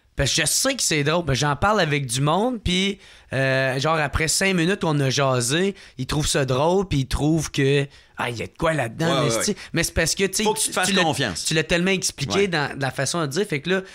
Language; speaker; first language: French; native; French